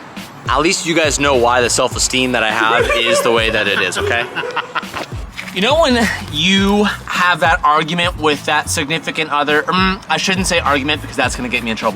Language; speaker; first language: English; native; English